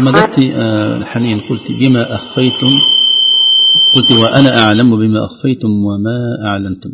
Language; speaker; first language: Arabic; native; Arabic